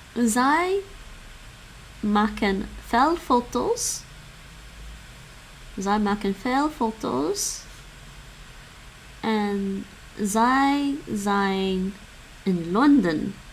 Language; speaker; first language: Dutch; non-native, learner; English